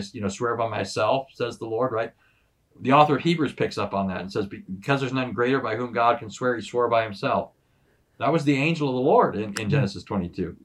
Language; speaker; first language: English; native; English